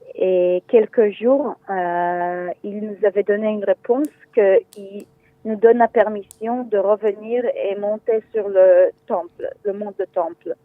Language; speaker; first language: French; non-native, fluent; Hebrew